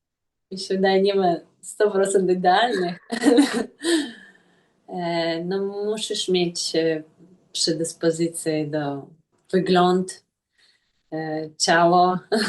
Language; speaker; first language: Polish; non-native, fluent; Russian